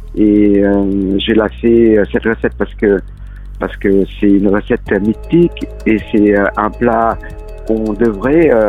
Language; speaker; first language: French; early bilingual, other home language; Lao